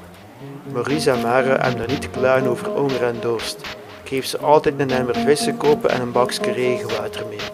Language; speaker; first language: Dutch; native; Dutch